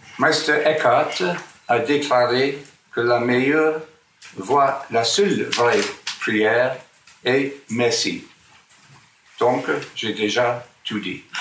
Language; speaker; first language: French; non-native, fluent; English